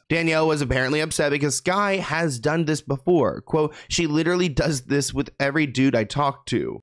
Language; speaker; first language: English; native; English